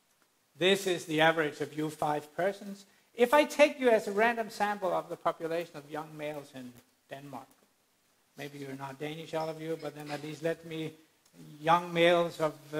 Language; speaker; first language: English; non-native, fluent; Danish